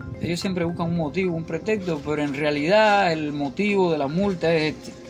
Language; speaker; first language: Spanish; native; Spanish